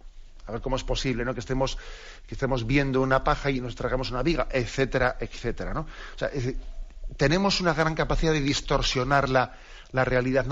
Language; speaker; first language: Spanish; native; Spanish